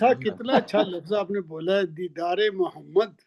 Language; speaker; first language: Hindi; non-native, local second language; Punjabi